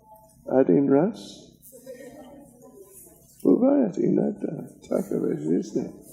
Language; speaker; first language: Russian; non-native, learner; English